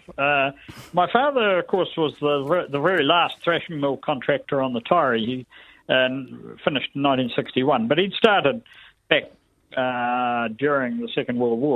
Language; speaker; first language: English; native; English